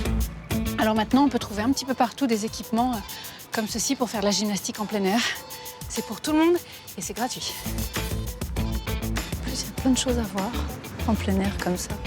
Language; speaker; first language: French; native; French